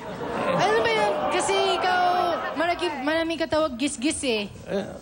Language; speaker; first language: Filipino; non-native, learner; Japanese